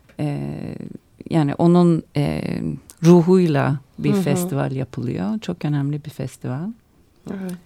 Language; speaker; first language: Turkish; early bilingual, heritage; Turkish